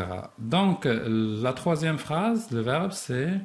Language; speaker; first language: French; non-native, local second language; Arabic